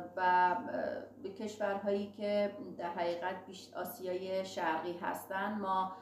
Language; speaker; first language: Persian; native; Persian